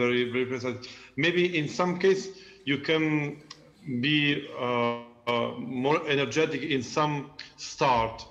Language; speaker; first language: English; non-native, learner; Italian